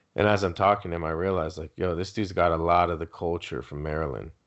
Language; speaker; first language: English; early bilingual, other home language; Spanish